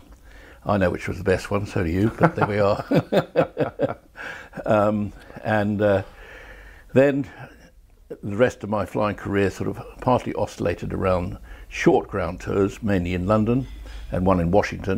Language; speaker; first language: English; native; English